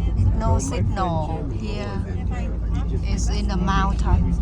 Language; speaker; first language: English; non-native, learner; Vietnamese